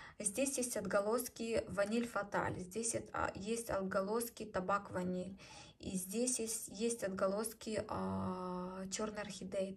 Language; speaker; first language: Russian; native; Russian